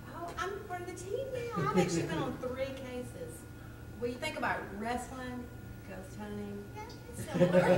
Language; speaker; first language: English; native; English